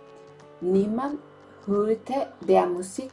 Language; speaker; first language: German; non-native, fluent; Spanish